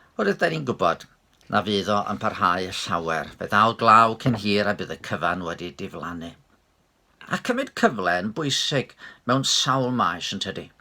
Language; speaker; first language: Welsh; native; Welsh